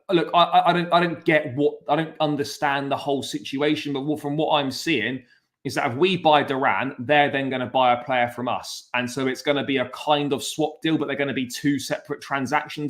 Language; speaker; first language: English; native; English